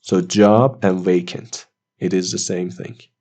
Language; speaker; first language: English; non-native, fluent; Persian